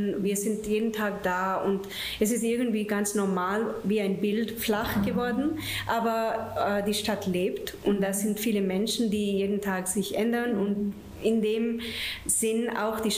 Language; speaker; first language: German; non-native, fluent; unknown